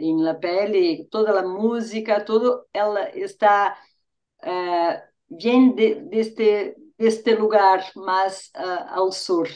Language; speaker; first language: Spanish; non-native, fluent; Portuguese